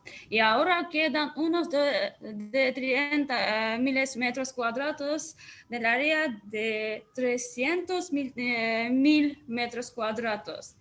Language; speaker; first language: Spanish; non-native, fluent; Armenian